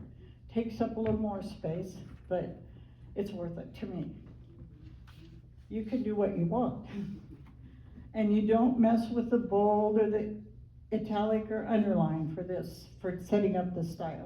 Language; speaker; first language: English; native; English